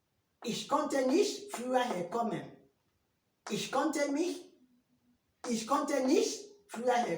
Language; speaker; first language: German; non-native, learner; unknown